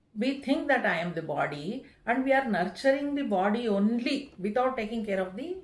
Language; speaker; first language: English; non-native, local second language; Kannada